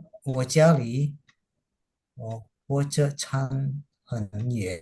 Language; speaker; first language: Chinese; non-native, learner; Indonesian